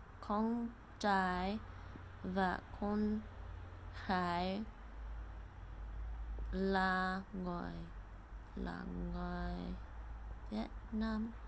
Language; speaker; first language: Vietnamese; non-native, learner; English